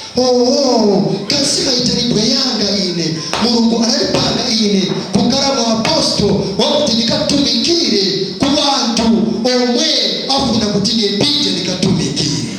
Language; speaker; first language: Nyanja; non-native, local second language; Tumbuka